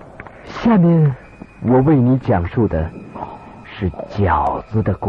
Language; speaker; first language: Chinese; native; Chinese